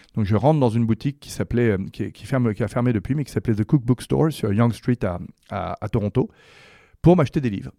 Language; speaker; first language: French; native; French